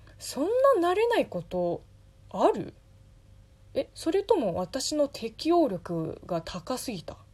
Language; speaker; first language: Japanese; non-native, fluent; Chinese